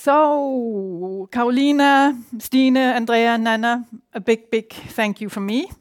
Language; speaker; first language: English; non-native, fluent; Danish